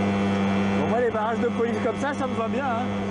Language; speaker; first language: French; native; French